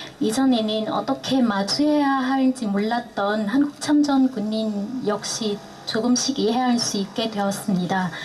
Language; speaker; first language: Korean; non-native, fluent; Vietnamese